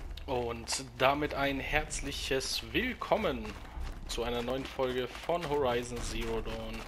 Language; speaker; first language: German; native; German